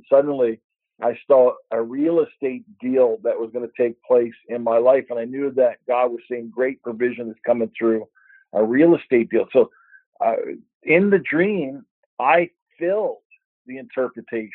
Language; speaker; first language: English; native; English